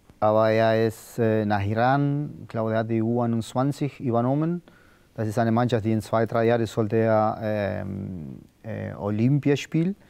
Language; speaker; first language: German; non-native, learner; Spanish